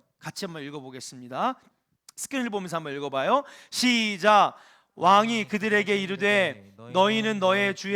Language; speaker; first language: Korean; native; Korean